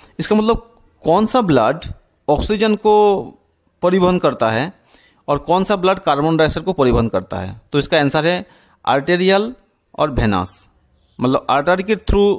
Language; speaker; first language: Hindi; non-native, local second language; Bangla